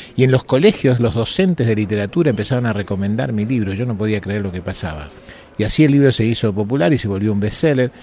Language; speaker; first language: Spanish; native; Spanish